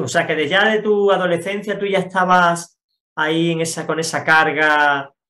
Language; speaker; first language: Spanish; native; Spanish